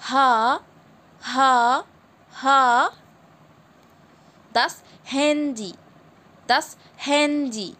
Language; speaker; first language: German; non-native, fluent; Arabic